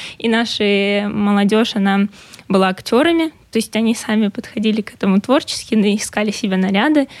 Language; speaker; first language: Russian; native; Russian